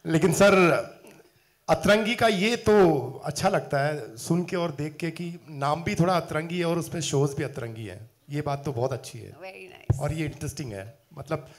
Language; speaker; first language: Hindi; native; Hindi